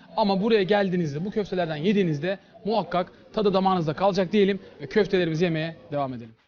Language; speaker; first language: Turkish; native; Turkish